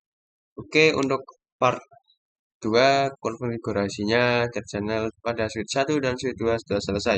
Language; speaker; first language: Indonesian; native; Indonesian